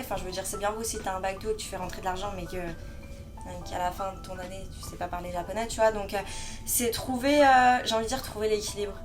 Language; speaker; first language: French; native; French